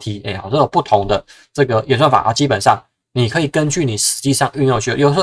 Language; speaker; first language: Chinese; native; Chinese